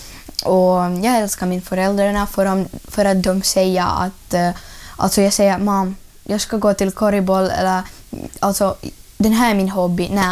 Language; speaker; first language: Swedish; non-native, learner; Russian